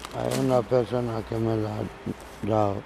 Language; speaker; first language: Spanish; non-native, learner; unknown